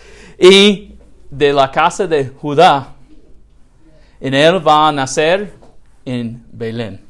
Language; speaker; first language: Spanish; non-native, learner; English